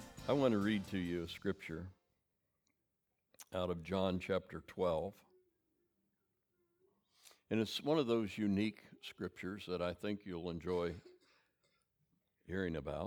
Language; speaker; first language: English; native; English